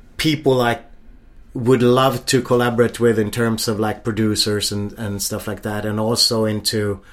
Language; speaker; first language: English; non-native, fluent; Swedish